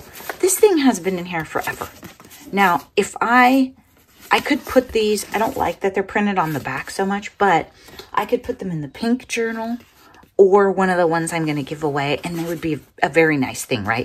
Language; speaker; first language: English; native; English